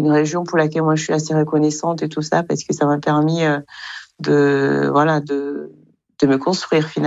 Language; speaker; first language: French; non-native, local second language; Kinyarwanda